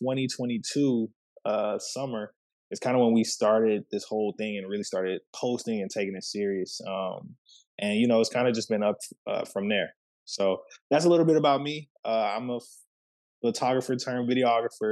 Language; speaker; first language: English; native; English